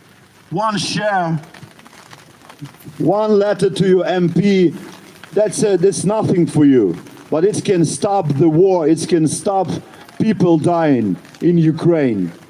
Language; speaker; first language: English; non-native, learner; Ukrainian